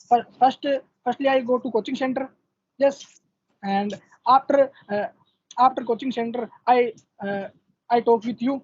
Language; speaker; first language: English; non-native, learner; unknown